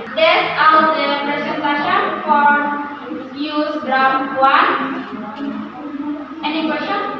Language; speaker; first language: English; non-native, learner; Indonesian